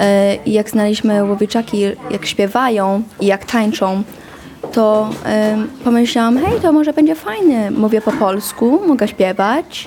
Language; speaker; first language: Polish; early bilingual, heritage; Polish